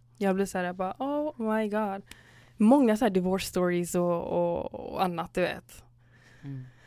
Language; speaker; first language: Swedish; early bilingual, other home language; Somali